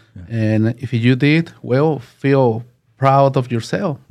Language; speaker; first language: English; non-native, learner; Spanish